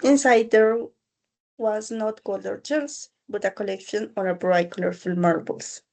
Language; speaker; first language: English; non-native, learner; Spanish